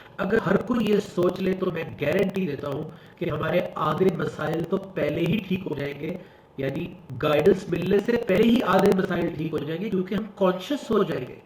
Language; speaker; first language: Urdu; native; Urdu